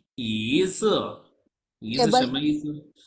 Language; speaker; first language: Chinese; non-native, fluent; Urdu